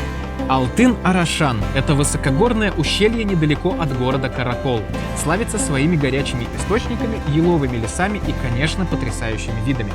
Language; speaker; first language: Russian; native; Russian